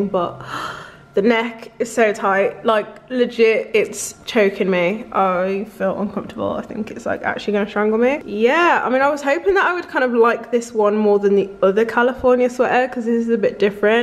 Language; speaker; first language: English; native; English